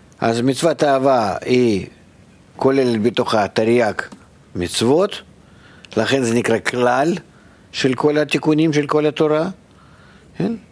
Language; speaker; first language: Hebrew; non-native, fluent; Russian